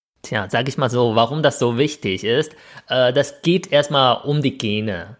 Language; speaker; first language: German; non-native, fluent; Chinese